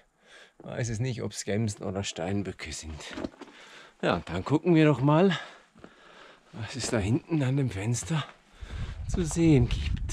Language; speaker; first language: German; native; German